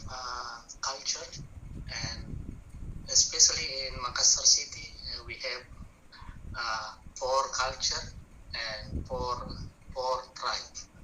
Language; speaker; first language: English; non-native, learner; Indonesian